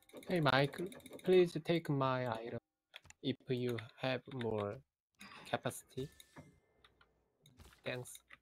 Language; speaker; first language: English; non-native, learner; Korean